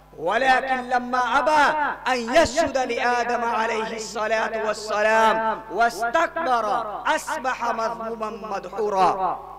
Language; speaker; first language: Arabic; non-native, learner; Urdu